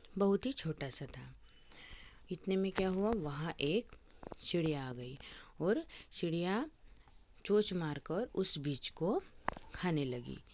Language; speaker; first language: Hindi; non-native, local second language; Marathi